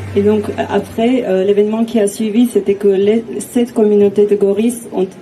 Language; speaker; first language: French; non-native, fluent; Armenian